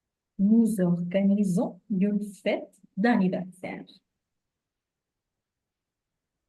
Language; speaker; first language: French; non-native, fluent; English